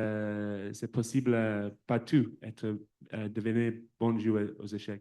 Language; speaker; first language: French; non-native, fluent; English